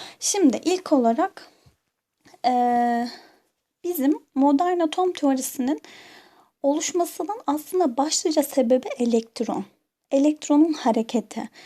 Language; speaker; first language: Turkish; native; Turkish